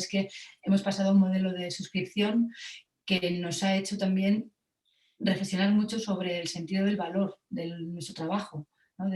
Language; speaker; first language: Spanish; native; Spanish